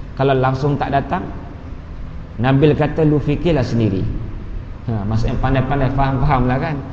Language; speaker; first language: Malay; native; Malay